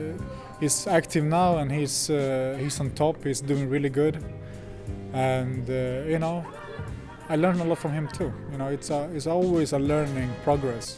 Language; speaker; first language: English; non-native, fluent; Swedish